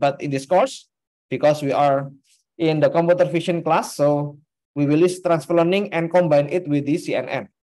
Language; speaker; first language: English; non-native, fluent; Indonesian